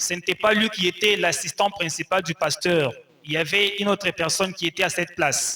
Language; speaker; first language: French; non-native, local second language; Swahili